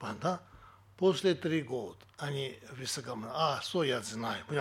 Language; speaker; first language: Russian; non-native, learner; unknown